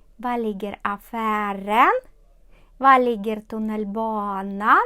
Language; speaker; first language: Swedish; non-native, fluent; Ukrainian